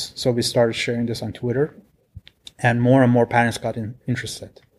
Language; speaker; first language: English; non-native, fluent; Persian